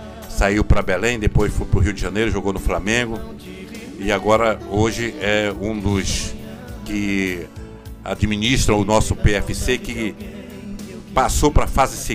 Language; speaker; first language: Portuguese; native; Portuguese